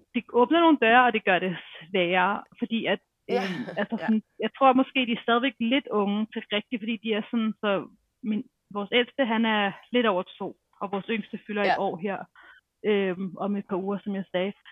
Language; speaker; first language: Danish; native; Danish